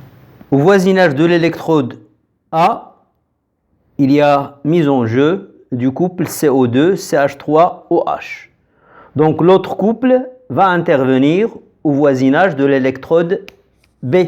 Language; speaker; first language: French; non-native, local second language; Arabic